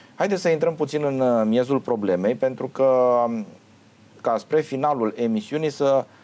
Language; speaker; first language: Romanian; native; Romanian